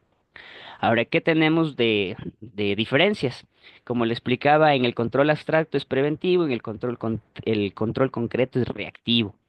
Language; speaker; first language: Spanish; native; Spanish